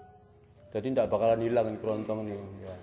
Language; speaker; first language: Indonesian; non-native, local second language; Javanese